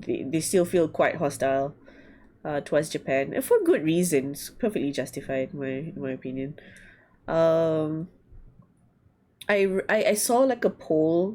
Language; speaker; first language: English; non-native, learner; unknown